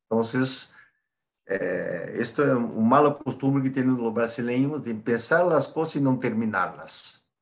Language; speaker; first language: Spanish; non-native, fluent; Portuguese